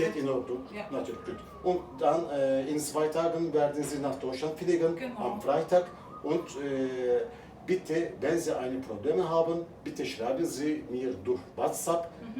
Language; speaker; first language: German; non-native, learner; Turkish